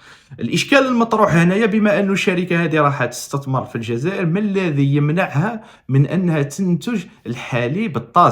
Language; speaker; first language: Arabic; native; Arabic